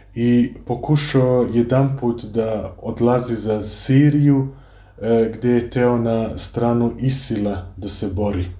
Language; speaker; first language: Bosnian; early bilingual, heritage; Bosnian